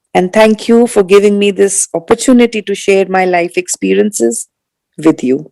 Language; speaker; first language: English; non-native, local second language; Hindi